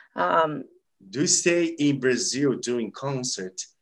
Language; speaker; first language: English; non-native, learner; Portuguese